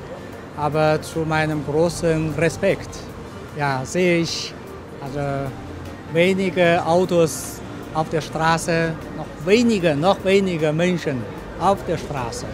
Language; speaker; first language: German; non-native, fluent; Chinese